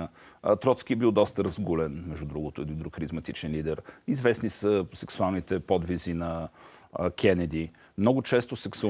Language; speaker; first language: Bulgarian; native; Bulgarian